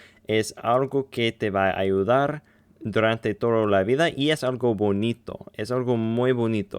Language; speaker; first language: Spanish; non-native, learner; English